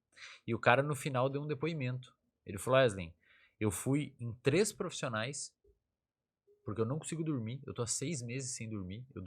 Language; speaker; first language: Portuguese; native; Portuguese